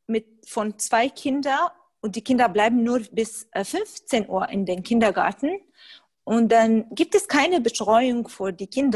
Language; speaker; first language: German; non-native, fluent; Arabic